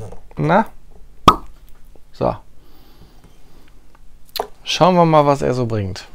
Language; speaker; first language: German; native; German